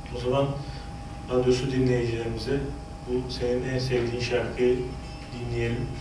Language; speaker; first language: Turkish; native; Turkish